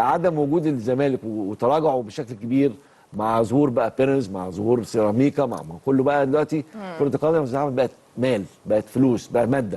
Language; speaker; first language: Arabic; native; Arabic